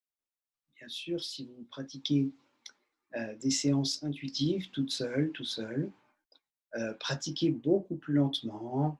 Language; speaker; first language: French; native; French